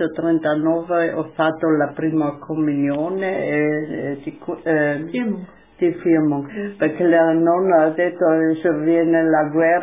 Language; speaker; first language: Italian; non-native, local second language; German